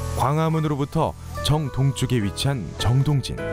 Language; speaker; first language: Korean; native; Korean